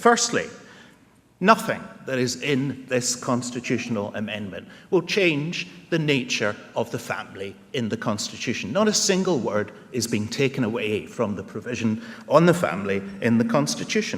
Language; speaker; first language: English; native; English